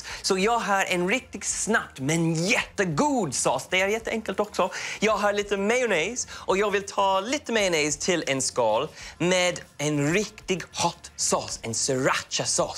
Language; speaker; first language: Swedish; non-native, learner; English